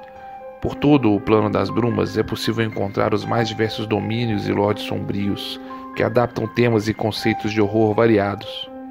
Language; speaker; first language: Portuguese; native; Portuguese